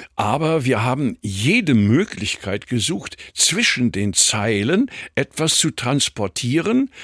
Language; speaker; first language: German; native; German